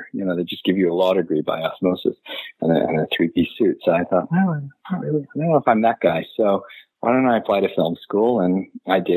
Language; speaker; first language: English; native; English